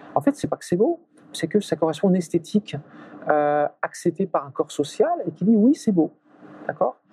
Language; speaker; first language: French; native; French